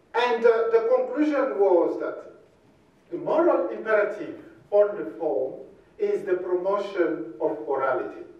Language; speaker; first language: English; non-native, fluent; Luba-Lulua